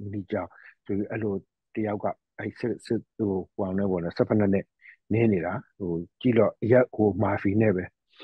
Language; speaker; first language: Burmese; native; Burmese